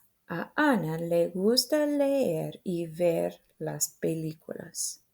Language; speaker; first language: Spanish; non-native, fluent; English